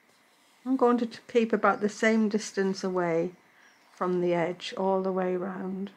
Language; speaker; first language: English; native; English